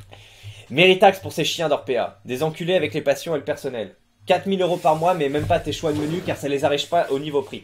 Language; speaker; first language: French; native; French